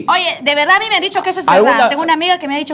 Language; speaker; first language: Spanish; native; Spanish